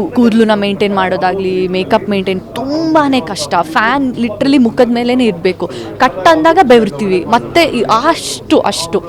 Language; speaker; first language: Kannada; non-native, local second language; Tulu